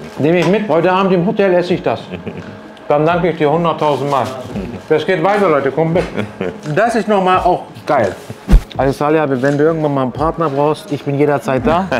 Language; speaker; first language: German; early bilingual, other home language; Turkish